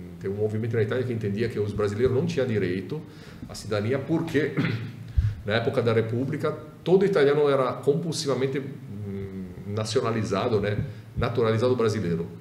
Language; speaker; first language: Portuguese; non-native, fluent; Italian